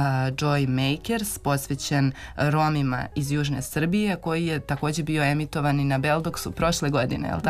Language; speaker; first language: Serbian; native; Serbian